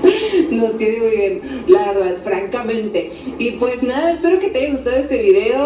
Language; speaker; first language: Spanish; native; Spanish